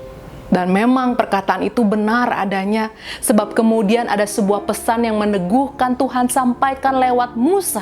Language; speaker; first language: Indonesian; native; Indonesian